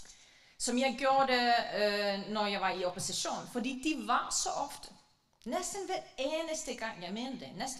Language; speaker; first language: Danish; non-native, fluent; Icelandic